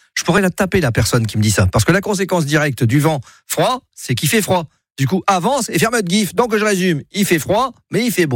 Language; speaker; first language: French; native; French